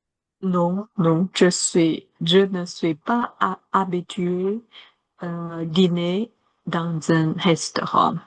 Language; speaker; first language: French; non-native, learner; Chinese